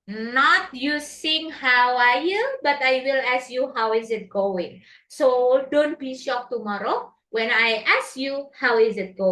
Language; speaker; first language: English; non-native, fluent; Indonesian